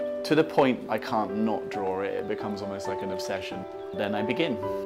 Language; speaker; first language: English; native; English